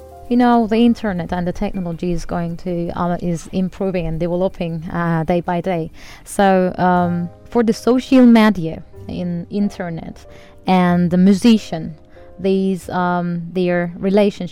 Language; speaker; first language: English; non-native, learner; Turkish